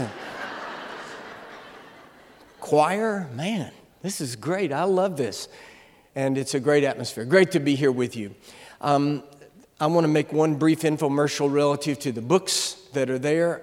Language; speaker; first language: English; native; English